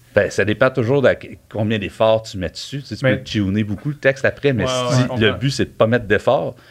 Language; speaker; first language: French; native; French